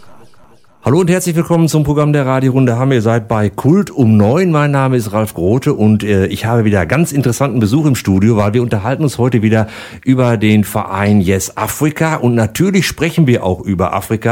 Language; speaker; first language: German; native; German